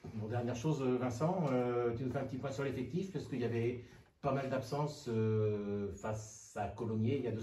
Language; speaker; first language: French; native; French